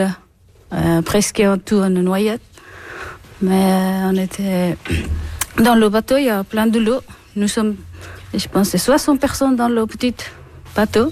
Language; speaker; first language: French; non-native, learner; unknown